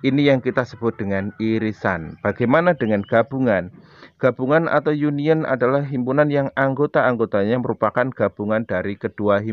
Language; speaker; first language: Indonesian; native; Indonesian